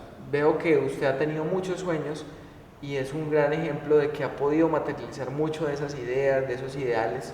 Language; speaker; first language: Spanish; native; Spanish